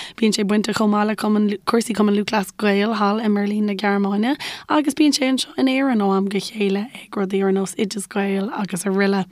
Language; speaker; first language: Irish; native; Irish